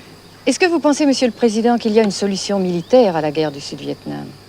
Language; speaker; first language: French; native; French